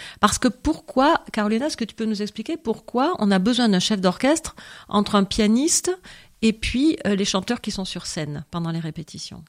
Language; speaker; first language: French; native; French